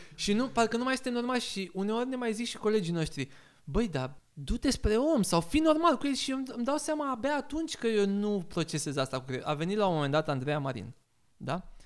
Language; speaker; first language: Romanian; native; Romanian